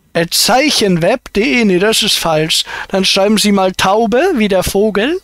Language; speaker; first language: German; native; German